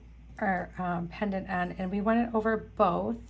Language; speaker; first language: English; native; English